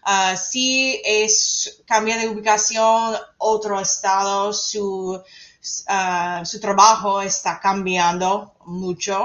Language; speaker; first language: Spanish; non-native, fluent; English